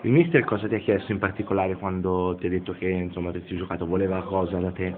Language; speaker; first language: Italian; native; Italian